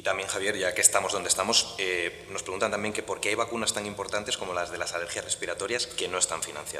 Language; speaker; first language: Spanish; native; Spanish